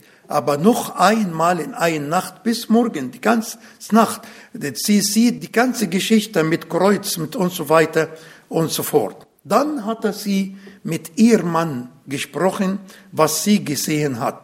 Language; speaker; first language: German; non-native, learner; Arabic